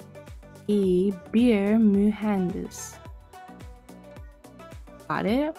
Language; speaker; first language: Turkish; non-native, learner; English